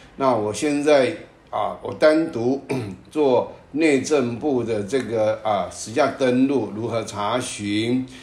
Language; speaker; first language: Chinese; native; Chinese